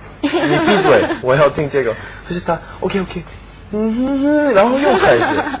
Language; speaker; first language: Chinese; non-native, learner; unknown